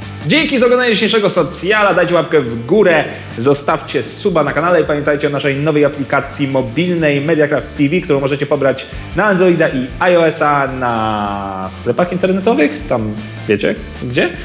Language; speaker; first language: Polish; native; Polish